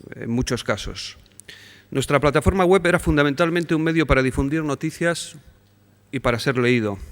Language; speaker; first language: Spanish; native; Spanish